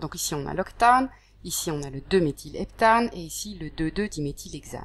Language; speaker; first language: French; native; French